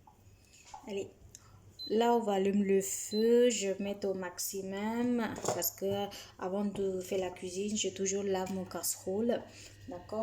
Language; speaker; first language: French; non-native, fluent; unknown